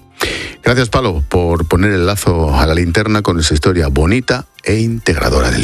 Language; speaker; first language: Spanish; native; Spanish